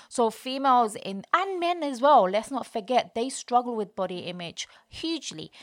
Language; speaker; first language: English; early bilingual, other home language; Bangla